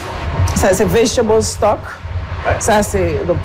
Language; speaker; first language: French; non-native, local second language; Haitian Creole